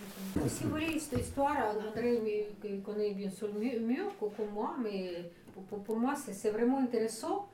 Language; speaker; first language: French; non-native, fluent; Russian